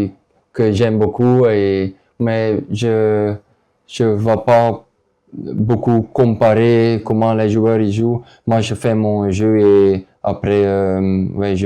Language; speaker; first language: French; non-native, local second language; Dutch